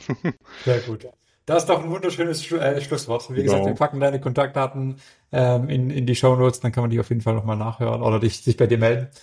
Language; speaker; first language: German; native; German